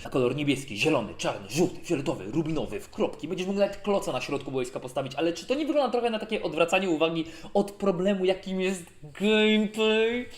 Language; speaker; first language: Polish; native; Polish